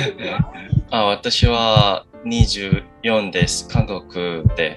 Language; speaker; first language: Japanese; non-native, learner; Korean